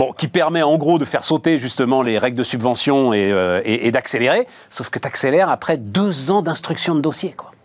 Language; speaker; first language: French; native; French